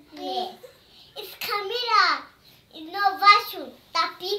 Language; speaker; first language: English; non-native, learner; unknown